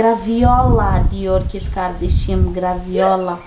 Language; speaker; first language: Turkish; non-native, fluent; Portuguese